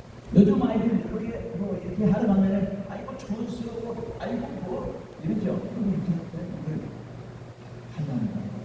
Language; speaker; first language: Korean; native; Korean